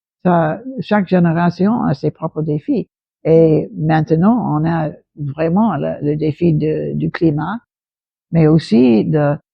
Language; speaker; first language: French; non-native, local second language; English